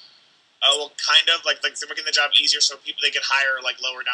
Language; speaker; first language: English; native; English